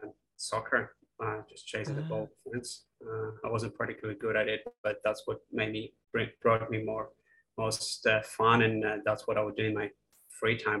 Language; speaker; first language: English; non-native, fluent; Polish